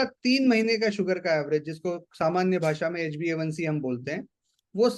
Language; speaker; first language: Hindi; native; Hindi